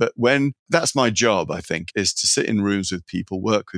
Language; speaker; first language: English; native; English